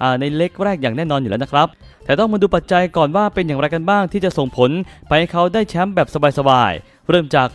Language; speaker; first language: Thai; native; Thai